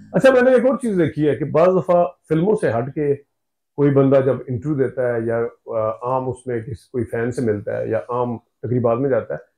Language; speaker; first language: Urdu; native; Urdu